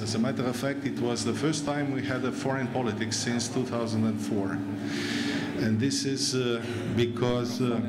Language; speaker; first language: English; non-native, fluent; Romanian